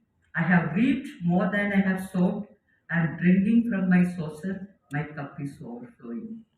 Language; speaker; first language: English; non-native, local second language; Malayalam